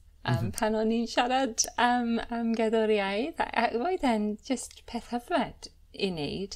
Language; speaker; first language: Welsh; non-native, learner; English